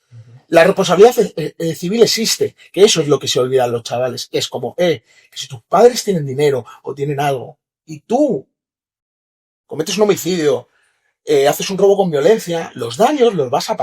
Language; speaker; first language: Spanish; native; Spanish